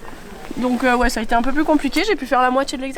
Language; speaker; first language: French; native; French